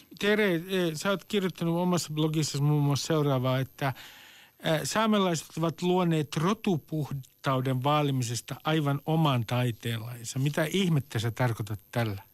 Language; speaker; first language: Finnish; native; Finnish